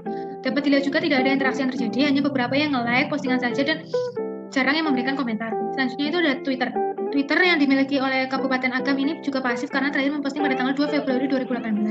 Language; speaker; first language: Indonesian; native; Indonesian